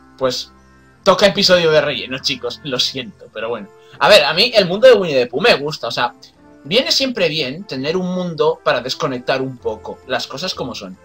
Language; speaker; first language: Spanish; native; Spanish